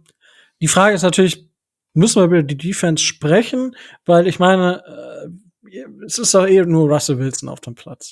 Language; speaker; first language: German; native; German